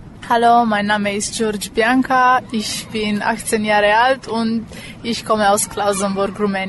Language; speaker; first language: German; non-native, local second language; Romanian